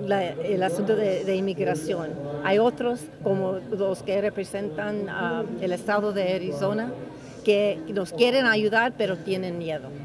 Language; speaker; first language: Spanish; early bilingual, heritage; English